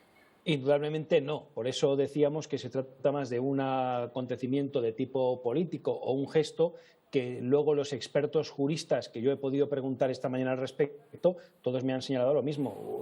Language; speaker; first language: Spanish; native; Spanish